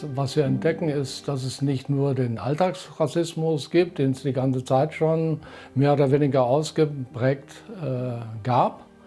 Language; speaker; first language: German; native; German